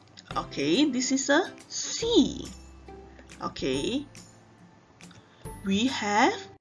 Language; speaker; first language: English; non-native, local second language; Chinese